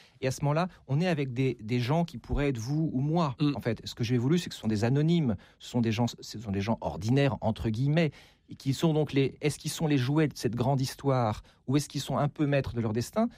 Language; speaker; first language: French; native; French